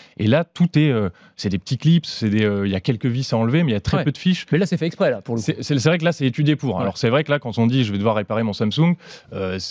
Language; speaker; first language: French; native; French